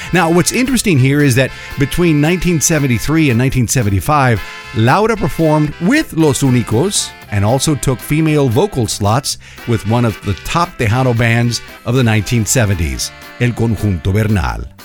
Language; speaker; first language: English; early bilingual, other home language; Spanish